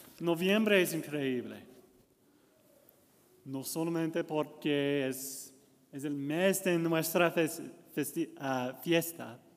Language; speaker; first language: Spanish; non-native, learner; English